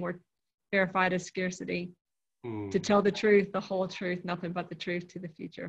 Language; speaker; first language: English; native; English